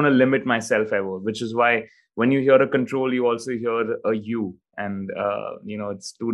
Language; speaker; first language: English; non-native, local second language; Hindi